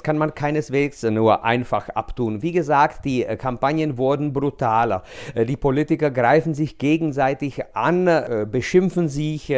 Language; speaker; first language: German; non-native, fluent; Czech